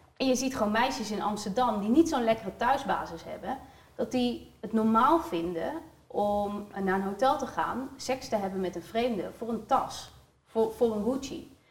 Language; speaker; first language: Dutch; native; Dutch